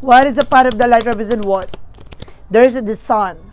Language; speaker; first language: English; non-native, local second language; Filipino